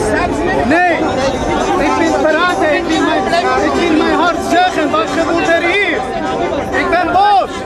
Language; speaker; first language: Dutch; non-native, learner; Persian